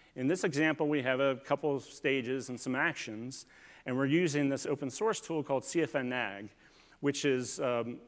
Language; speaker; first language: English; native; English